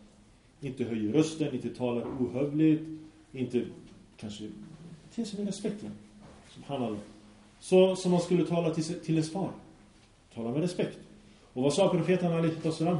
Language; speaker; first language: Swedish; early bilingual, other home language; Arabic